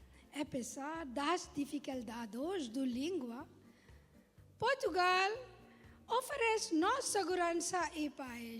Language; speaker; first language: Portuguese; non-native, learner; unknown